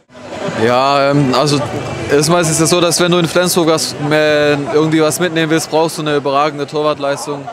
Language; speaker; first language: German; native; German